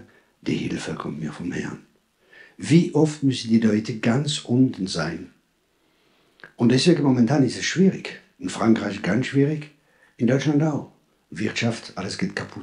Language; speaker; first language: German; non-native, fluent; French